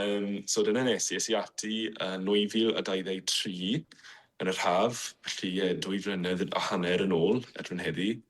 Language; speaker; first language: Welsh; non-native, fluent; English